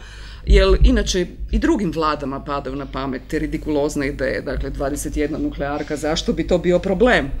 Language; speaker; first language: Croatian; native; Croatian